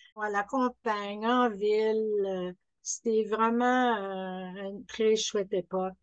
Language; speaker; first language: French; non-native, fluent; English